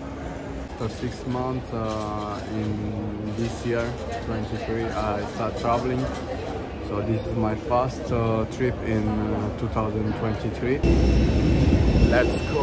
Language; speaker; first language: English; non-native, learner; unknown